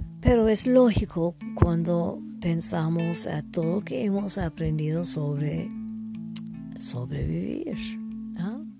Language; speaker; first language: Spanish; non-native, learner; English